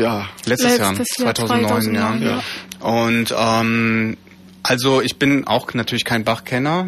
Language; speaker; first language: German; native; German